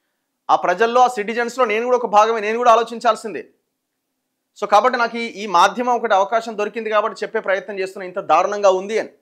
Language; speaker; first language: Telugu; native; Telugu